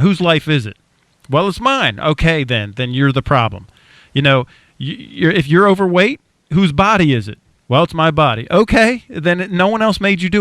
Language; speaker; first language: English; native; English